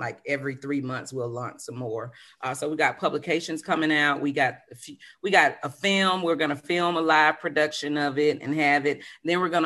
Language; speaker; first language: English; native; English